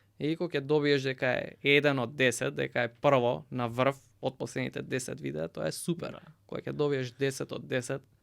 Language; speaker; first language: Macedonian; native; Macedonian